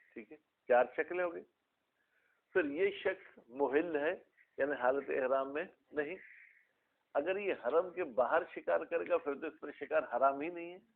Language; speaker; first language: Urdu; non-native, local second language; Sindhi